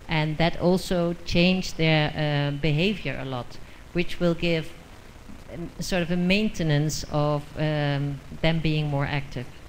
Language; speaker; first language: English; non-native, fluent; Dutch